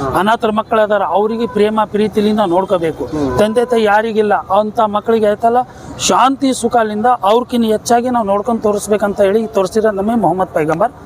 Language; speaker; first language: Kannada; non-native, local second language; Urdu